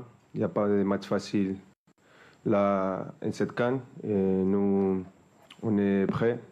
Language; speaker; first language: French; non-native, fluent; Spanish